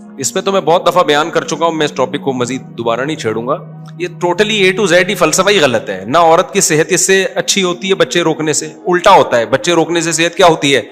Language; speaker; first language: Urdu; native; Urdu